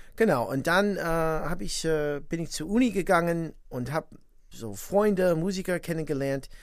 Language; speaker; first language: German; non-native, fluent; English